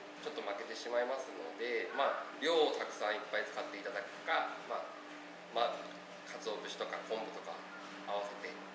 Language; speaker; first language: Japanese; native; Japanese